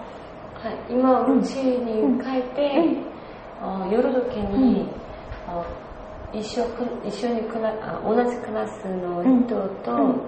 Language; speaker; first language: Japanese; non-native, learner; Korean